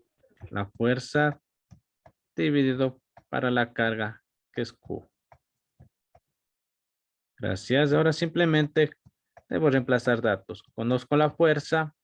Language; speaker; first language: Spanish; native; Spanish